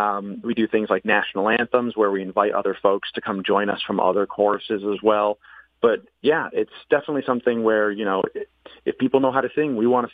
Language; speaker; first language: English; native; English